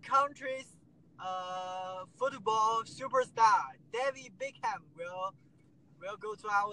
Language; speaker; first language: English; non-native, learner; Chinese